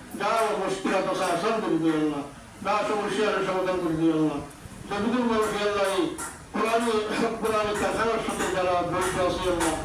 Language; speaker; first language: Arabic; non-native, learner; Bangla